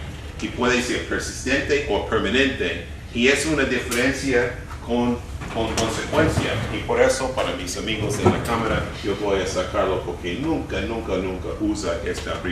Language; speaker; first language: Spanish; non-native, fluent; English